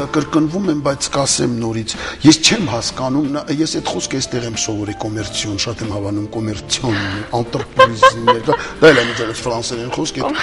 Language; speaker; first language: Armenian; early bilingual, heritage; Armenian